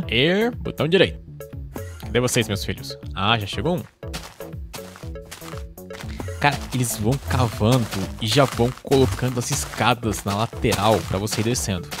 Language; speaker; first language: Portuguese; native; Portuguese